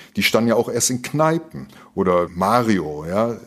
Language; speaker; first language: German; native; German